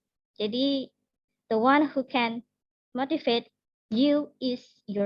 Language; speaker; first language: English; non-native, learner; Indonesian